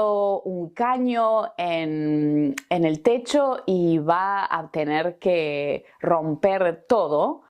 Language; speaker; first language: Spanish; native; Spanish